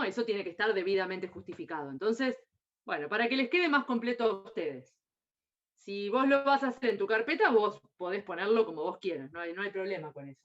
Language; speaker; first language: Spanish; native; Spanish